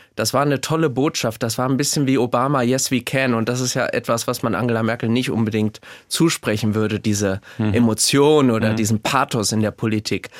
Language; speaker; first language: German; native; German